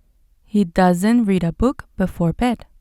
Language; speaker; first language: English; non-native, fluent; Spanish